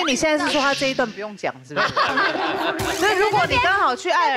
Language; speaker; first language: Chinese; native; Chinese